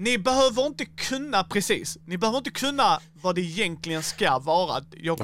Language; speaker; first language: Swedish; native; Swedish